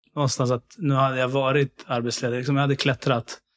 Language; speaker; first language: Swedish; early bilingual, other home language; Syriac